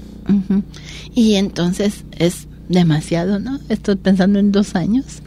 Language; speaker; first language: Spanish; native; Spanish